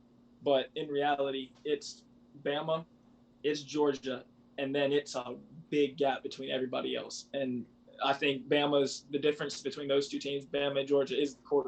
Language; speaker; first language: English; native; English